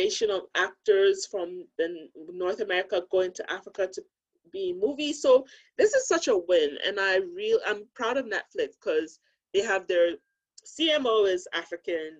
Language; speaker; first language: English; non-native, local second language; Akan